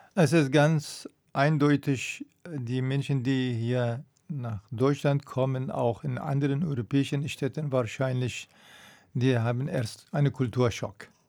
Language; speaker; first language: German; non-native, fluent; Persian